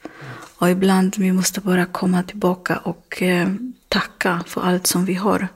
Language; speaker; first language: Swedish; non-native, learner; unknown